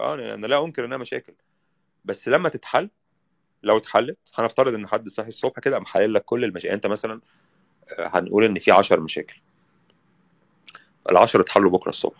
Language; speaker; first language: Arabic; native; Arabic